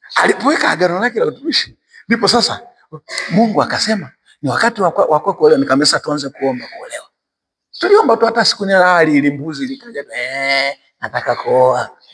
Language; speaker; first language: Swahili; native; Swahili